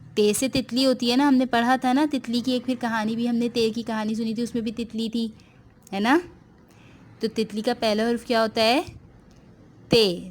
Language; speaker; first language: Urdu; native; Urdu